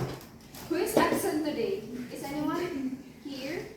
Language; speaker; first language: English; non-native, learner; Indonesian